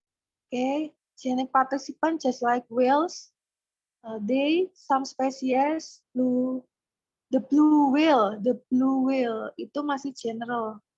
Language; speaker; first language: English; non-native, fluent; Indonesian